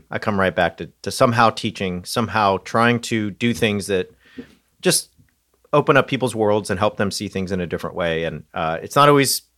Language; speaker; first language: English; native; English